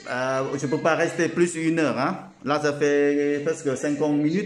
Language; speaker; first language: French; non-native, learner; Thai